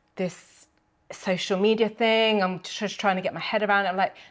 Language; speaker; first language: English; native; English